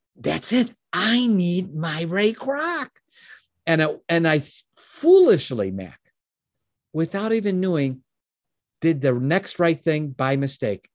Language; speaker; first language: English; native; English